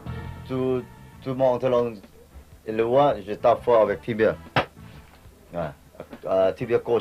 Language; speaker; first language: French; non-native, learner; Thai